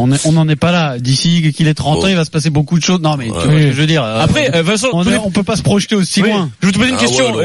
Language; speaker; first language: French; native; French